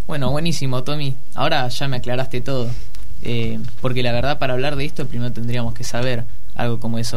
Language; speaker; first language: Spanish; native; Spanish